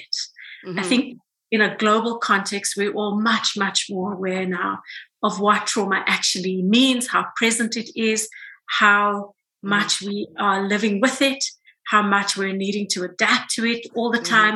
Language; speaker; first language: English; native; English